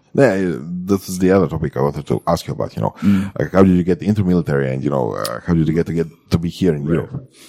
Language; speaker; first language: English; non-native, fluent; Croatian